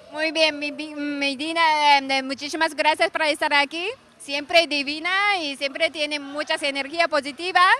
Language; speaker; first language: Spanish; non-native, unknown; Japanese